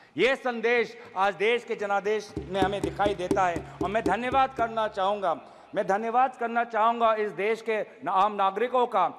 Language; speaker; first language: Hindi; non-native, local second language; Assamese